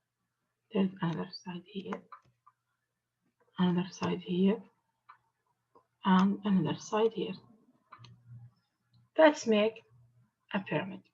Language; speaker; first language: English; non-native, fluent; Arabic